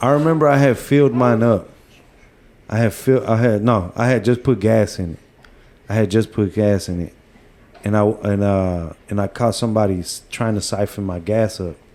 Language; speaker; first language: English; early bilingual, other home language; Spanish